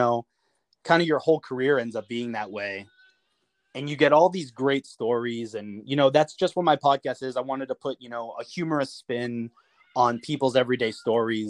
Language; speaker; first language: English; native; English